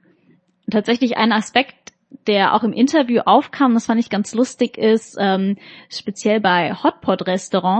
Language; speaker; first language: German; native; German